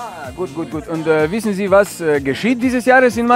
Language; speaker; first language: German; non-native, learner; Slovenian